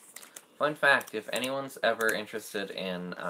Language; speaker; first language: English; native; English